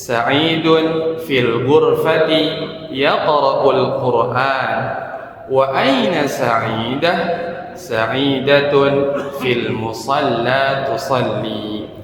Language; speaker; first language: Arabic; non-native, fluent; Indonesian